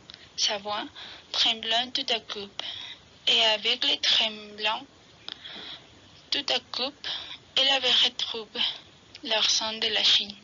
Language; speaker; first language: French; non-native, learner; Spanish